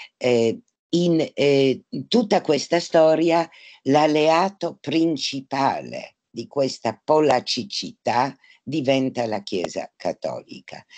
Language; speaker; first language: Italian; non-native, fluent; Polish